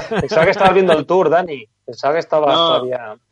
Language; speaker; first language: Spanish; native; Spanish